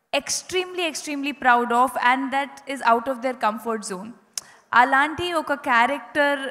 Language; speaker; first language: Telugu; non-native, local second language; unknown